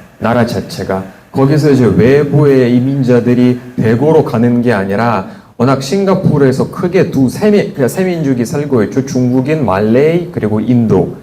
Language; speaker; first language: Korean; non-native, fluent; Russian